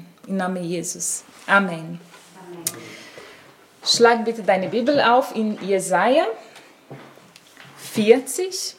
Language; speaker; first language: German; non-native, fluent; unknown